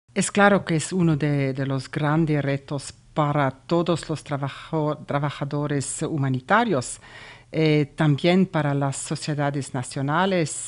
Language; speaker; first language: Spanish; non-native, learner; German